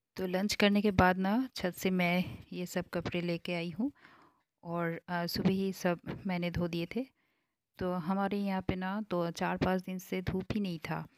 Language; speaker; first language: Hindi; non-native, local second language; Bangla